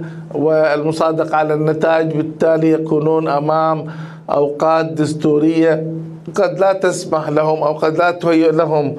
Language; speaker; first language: Arabic; native; Arabic